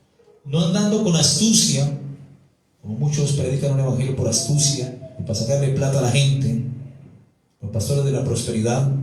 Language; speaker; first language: Spanish; native; Spanish